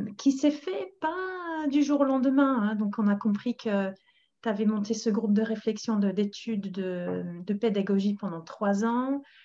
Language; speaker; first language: French; non-native, fluent; English